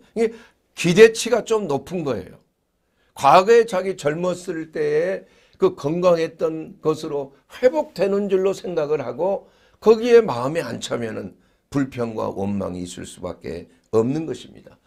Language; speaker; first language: Korean; native; Korean